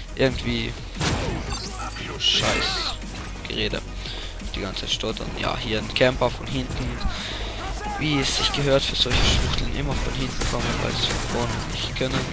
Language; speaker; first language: German; native; German